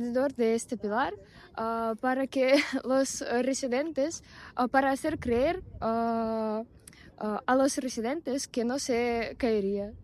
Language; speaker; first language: Spanish; non-native, fluent; Russian